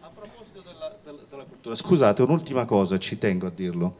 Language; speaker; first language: Italian; native; Italian